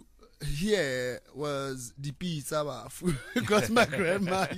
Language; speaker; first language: English; non-native, local second language; Southern Sotho